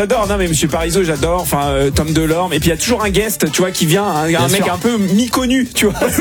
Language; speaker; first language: French; native; French